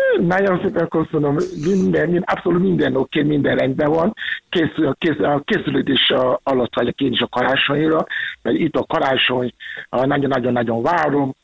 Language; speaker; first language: Hungarian; non-native, learner; Yoruba